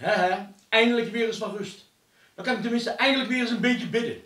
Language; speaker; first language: Dutch; native; Dutch